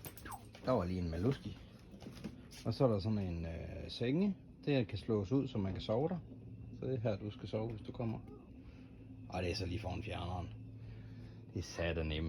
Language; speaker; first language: Danish; native; Danish